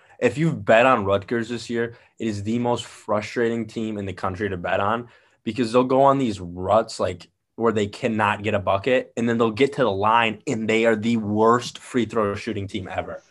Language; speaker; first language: English; native; English